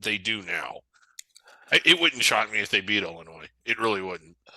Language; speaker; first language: English; native; English